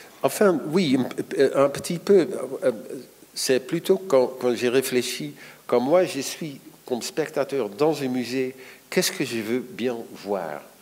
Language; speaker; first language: French; non-native, fluent; Dutch